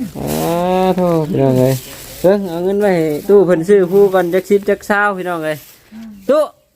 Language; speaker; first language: Thai; native; Thai